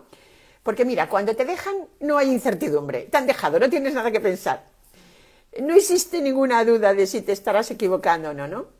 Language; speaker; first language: Spanish; native; Spanish